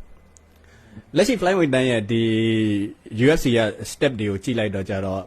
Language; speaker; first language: Burmese; native; Burmese